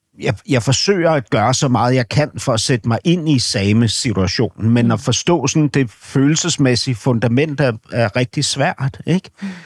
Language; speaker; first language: Danish; native; Danish